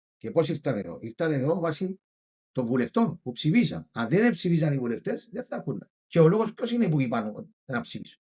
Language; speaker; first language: Greek; native; Greek